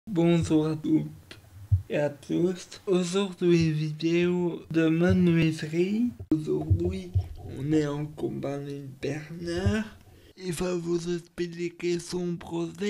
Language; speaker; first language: French; native; French